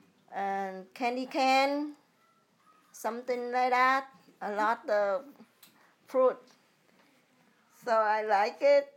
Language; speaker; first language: English; early bilingual, other home language; Vietnamese